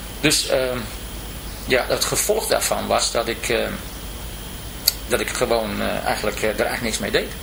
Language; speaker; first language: Dutch; native; Dutch